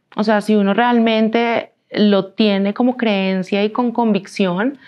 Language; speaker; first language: Spanish; native; Spanish